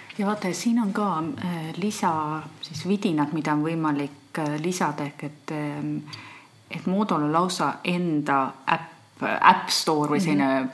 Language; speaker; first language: Estonian; native; Estonian